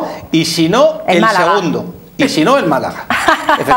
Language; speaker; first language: Spanish; native; Spanish